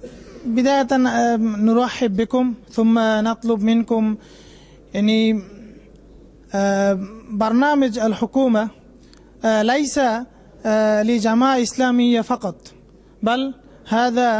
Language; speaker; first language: Arabic; non-native, learner; Bangla